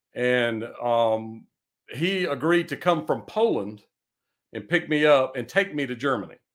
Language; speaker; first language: English; native; English